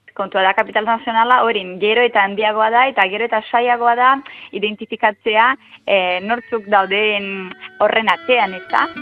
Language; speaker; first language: Basque; non-native, fluent; Portuguese